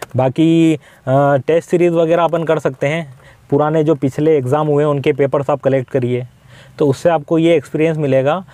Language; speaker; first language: Hindi; native; Hindi